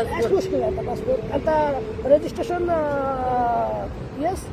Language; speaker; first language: Arabic; non-native, learner; Bangla